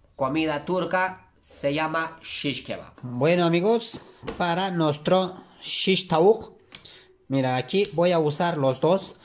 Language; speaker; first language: Spanish; non-native, learner; Turkish